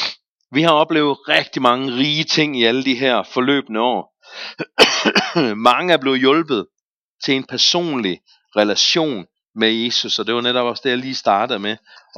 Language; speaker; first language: Danish; native; Danish